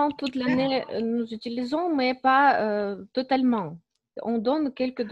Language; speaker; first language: French; non-native, fluent; Russian